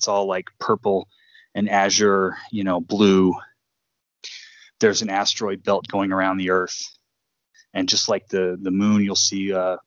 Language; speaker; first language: English; native; English